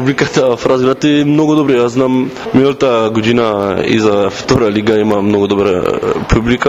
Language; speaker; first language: Bulgarian; non-native, learner; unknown